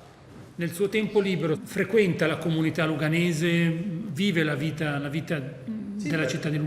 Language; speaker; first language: Italian; native; Italian